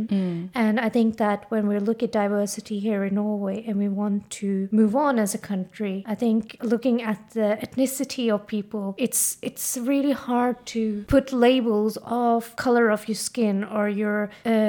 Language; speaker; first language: English; non-native, fluent; Norwegian